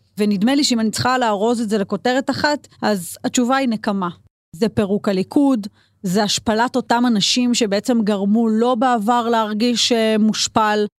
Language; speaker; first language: Hebrew; native; Hebrew